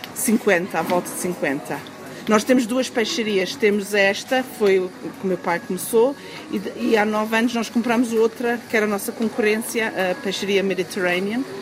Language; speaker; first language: Portuguese; early bilingual, heritage; Portuguese